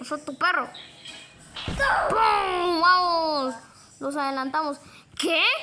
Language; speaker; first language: Spanish; native; Spanish